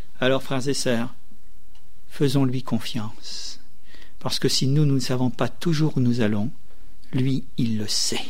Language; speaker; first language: French; native; French